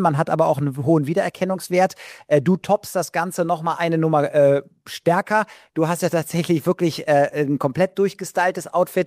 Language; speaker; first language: German; native; German